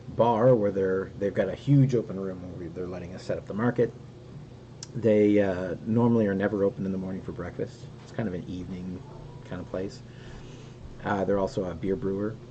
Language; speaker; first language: English; native; English